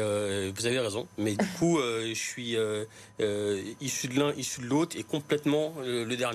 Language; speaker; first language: French; native; French